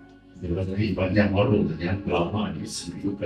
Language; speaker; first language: Indonesian; non-native, learner; Thai